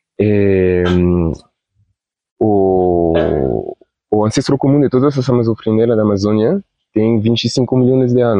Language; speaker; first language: Portuguese; non-native, fluent; Spanish